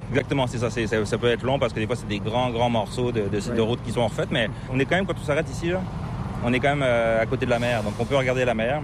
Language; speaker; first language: French; native; French